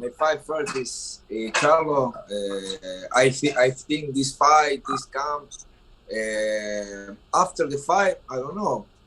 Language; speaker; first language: English; non-native, learner; Spanish